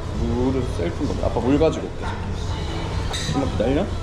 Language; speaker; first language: Korean; native; Korean